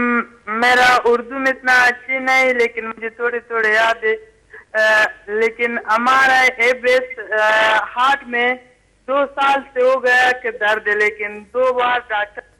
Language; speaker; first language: Hindi; early bilingual, heritage; Hindi